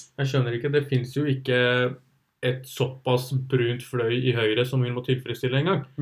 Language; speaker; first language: Norwegian; early bilingual, other home language; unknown